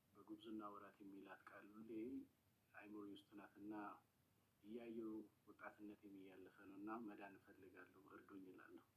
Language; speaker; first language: Amharic; non-native, local second language; Oromo